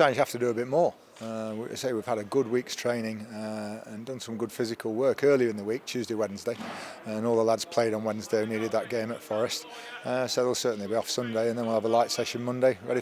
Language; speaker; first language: English; native; English